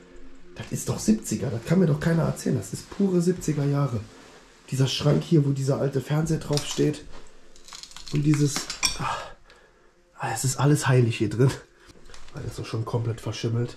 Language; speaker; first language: German; native; German